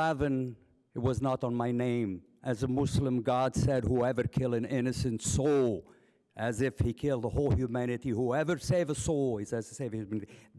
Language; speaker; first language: English; non-native, fluent; Arabic